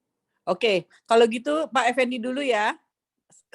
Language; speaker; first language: Indonesian; native; Indonesian